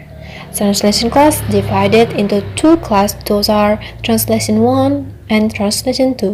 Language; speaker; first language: English; non-native, learner; Indonesian